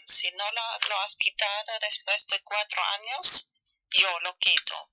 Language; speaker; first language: Spanish; non-native, fluent; German